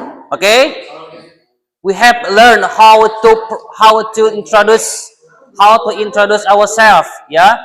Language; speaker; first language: English; non-native, learner; Indonesian